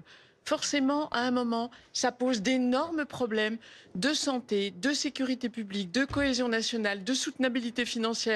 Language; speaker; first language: French; native; French